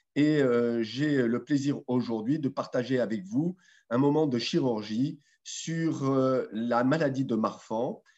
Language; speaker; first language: French; native; French